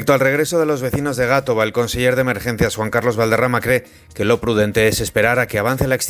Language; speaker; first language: Spanish; native; Spanish